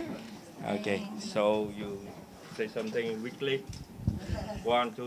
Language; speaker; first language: English; non-native, learner; Vietnamese